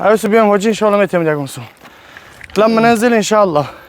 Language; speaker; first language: Arabic; non-native, learner; Tajik